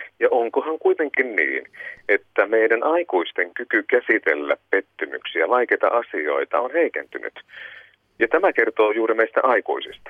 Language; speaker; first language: Finnish; native; Finnish